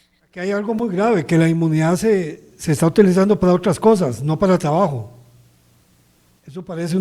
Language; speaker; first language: Spanish; native; Spanish